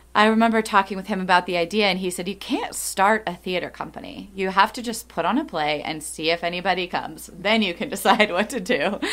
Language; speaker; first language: English; native; English